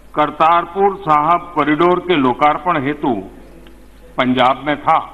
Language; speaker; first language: Hindi; native; Hindi